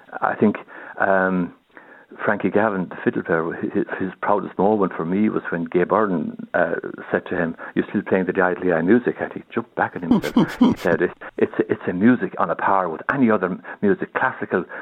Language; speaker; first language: English; non-native, local second language; Irish